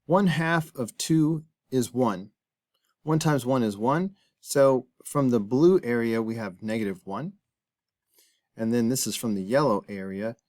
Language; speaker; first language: English; native; English